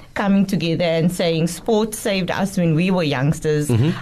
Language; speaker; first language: English; native; English